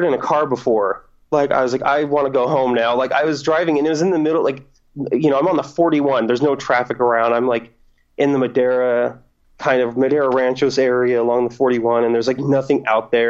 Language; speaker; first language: English; native; English